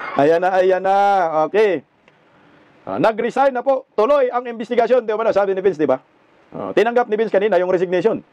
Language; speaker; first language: Filipino; non-native, local second language; Cebuano